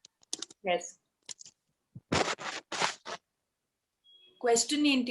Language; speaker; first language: Telugu; non-native, learner; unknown